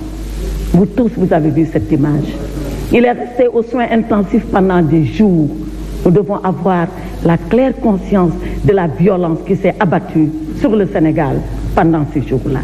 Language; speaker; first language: French; non-native, local second language; Fula